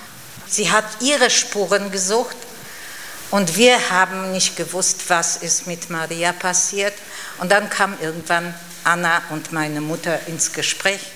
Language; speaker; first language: German; non-native, fluent; Polish